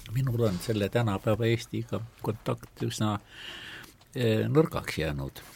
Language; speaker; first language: Estonian; native; Estonian